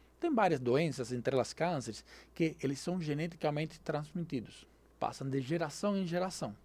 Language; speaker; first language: Portuguese; non-native, fluent; Spanish